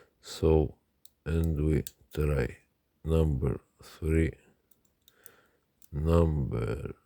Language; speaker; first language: English; non-native, learner; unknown